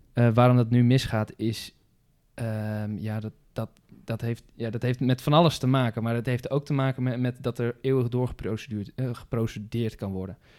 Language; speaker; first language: Dutch; native; Dutch